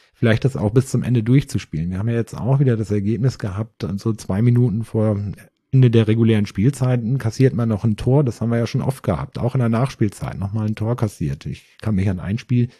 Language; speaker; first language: German; native; German